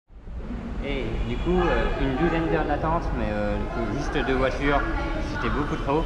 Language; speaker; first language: French; native; French